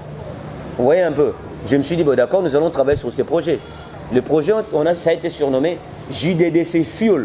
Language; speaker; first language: French; non-native, local second language; Lingala